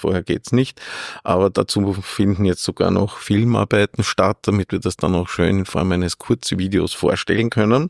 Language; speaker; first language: German; native; German